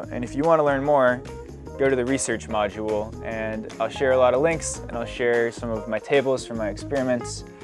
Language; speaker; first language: English; native; English